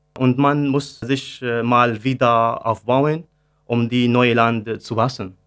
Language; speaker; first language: German; non-native, learner; Arabic